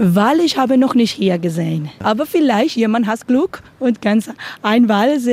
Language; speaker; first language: German; non-native, learner; Spanish